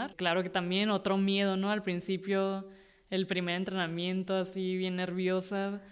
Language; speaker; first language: Spanish; native; Spanish